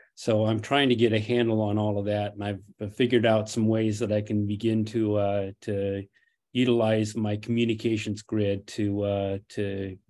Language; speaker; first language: English; non-native, fluent; Portuguese